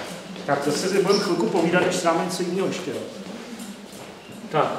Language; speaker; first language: Czech; native; Czech